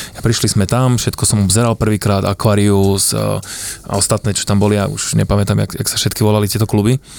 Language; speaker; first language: Slovak; native; Slovak